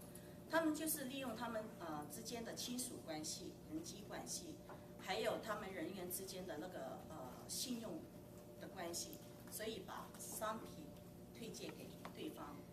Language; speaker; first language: Chinese; native; Chinese